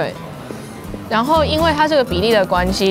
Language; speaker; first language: Chinese; native; Chinese